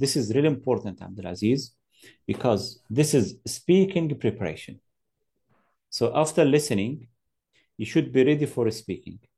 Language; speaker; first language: English; non-native, fluent; Arabic